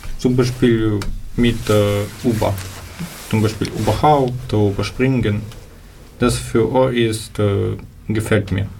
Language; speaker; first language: German; non-native, learner; Ukrainian